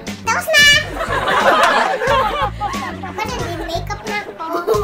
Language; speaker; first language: Filipino; non-native, local second language; Cebuano